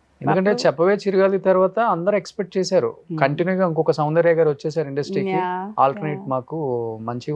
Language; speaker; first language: Telugu; native; Telugu